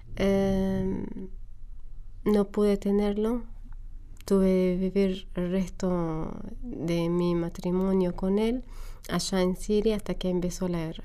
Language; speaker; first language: Spanish; non-native, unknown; Arabic